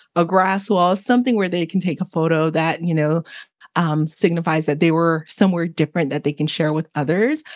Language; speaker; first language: English; early bilingual, other home language; Haitian Creole